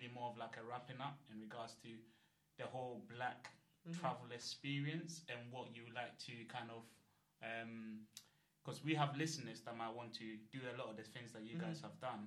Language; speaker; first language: English; non-native, local second language; Akan